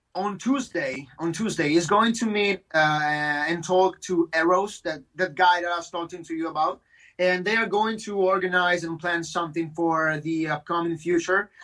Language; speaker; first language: English; non-native, fluent; Italian